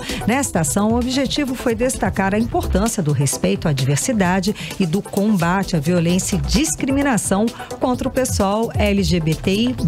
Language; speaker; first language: Portuguese; native; Portuguese